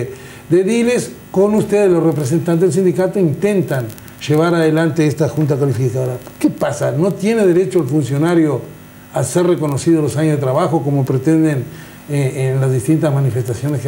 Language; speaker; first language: Spanish; native; Spanish